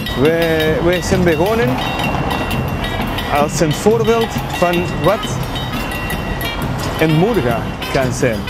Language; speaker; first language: Dutch; non-native, learner; Spanish